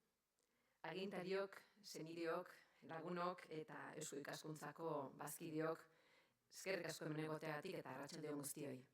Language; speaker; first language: Basque; native; Basque